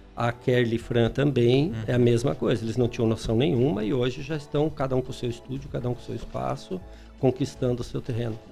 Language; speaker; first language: Portuguese; early bilingual, other home language; Spanish